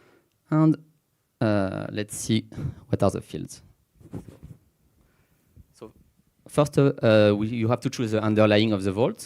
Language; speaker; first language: English; non-native, fluent; French